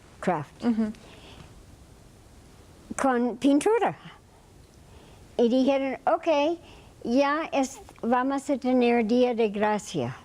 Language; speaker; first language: Spanish; non-native, fluent; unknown